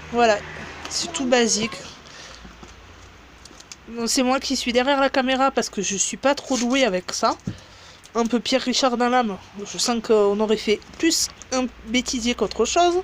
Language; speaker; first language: French; native; French